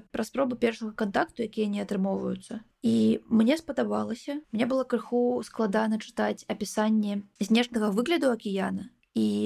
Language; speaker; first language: Belarusian; non-native, local second language; Russian